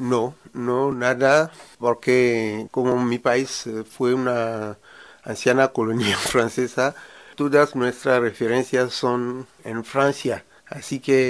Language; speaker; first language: Spanish; non-native, learner; Ewe